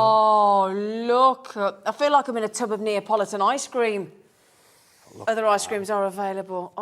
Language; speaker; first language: English; native; English